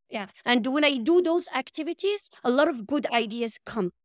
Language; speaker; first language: English; non-native, fluent; Arabic